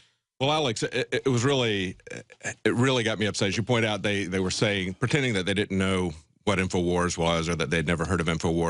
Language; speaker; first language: English; native; English